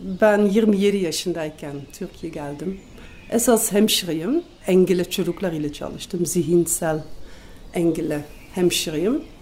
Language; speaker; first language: Turkish; non-native, fluent; Dutch